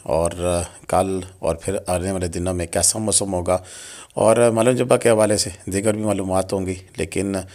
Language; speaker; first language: Urdu; non-native, local second language; Pahari-Potwari